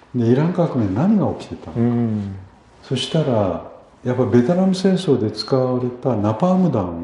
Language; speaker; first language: Japanese; early bilingual, other home language; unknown